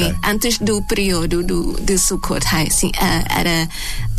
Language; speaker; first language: Portuguese; non-native, fluent; Thai